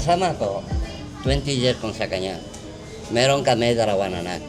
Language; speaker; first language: Filipino; non-native, learner; Spanish